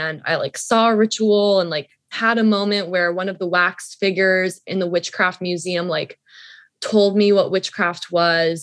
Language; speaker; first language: English; native; English